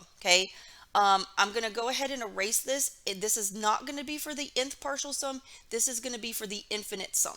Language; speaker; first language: English; native; English